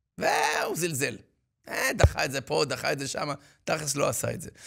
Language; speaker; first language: Hebrew; native; Hebrew